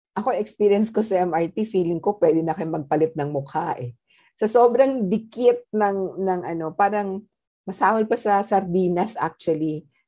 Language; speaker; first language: Filipino; non-native, local second language; Cebuano